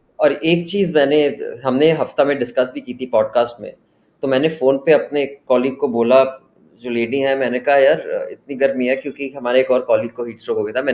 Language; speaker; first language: Hindi; native; Hindi